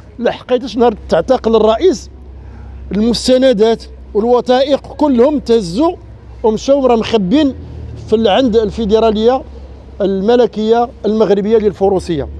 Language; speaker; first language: Arabic; native; Arabic